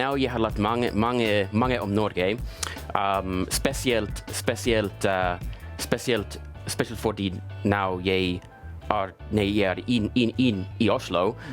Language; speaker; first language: Norwegian; non-native, learner; English